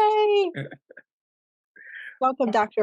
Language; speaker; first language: English; early bilingual, other home language; Spanish